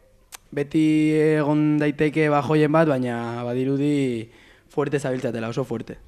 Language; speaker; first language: Basque; native; Basque